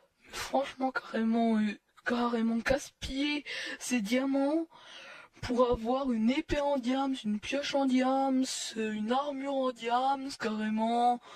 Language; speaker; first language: French; native; French